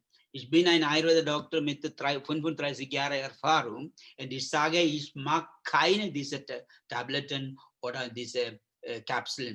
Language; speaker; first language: German; non-native, learner; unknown